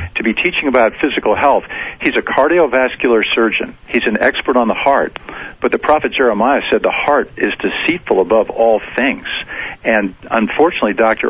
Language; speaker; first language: English; native; English